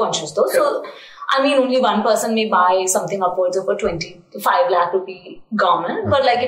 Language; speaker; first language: English; non-native, local second language; Hindi